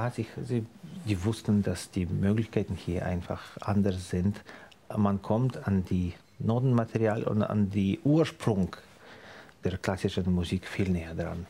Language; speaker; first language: German; non-native, fluent; Ukrainian